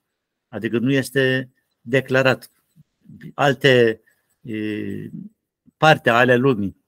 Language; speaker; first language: Romanian; non-native, learner; Turkish